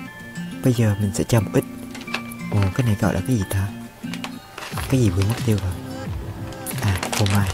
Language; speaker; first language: Vietnamese; native; Vietnamese